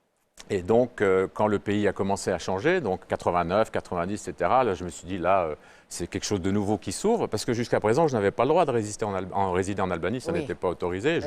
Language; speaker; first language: French; native; French